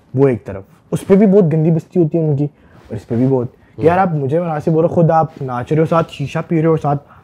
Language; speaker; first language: Urdu; early bilingual, heritage; Urdu